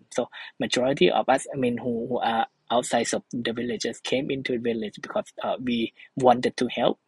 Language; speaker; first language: English; non-native, fluent; Thai